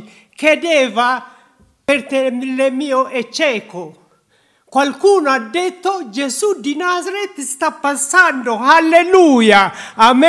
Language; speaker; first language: Italian; non-native, learner; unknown